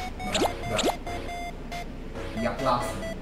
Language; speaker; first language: Russian; non-native, learner; Filipino